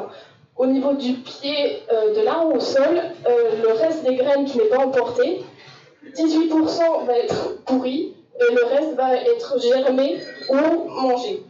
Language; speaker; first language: French; native; French